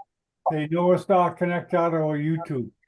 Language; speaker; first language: Spanish; non-native, learner; English